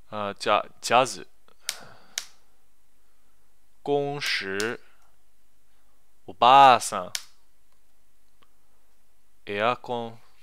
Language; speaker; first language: Japanese; non-native, learner; English